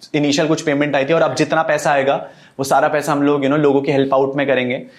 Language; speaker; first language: Hindi; native; Hindi